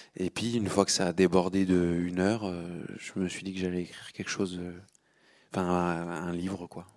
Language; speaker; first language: French; native; French